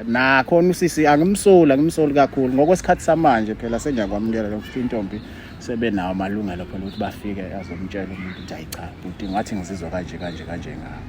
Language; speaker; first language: Zulu; native; Zulu